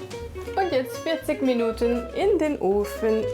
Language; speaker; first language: German; non-native, fluent; French